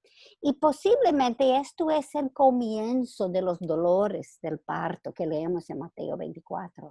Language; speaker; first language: Spanish; non-native, fluent; English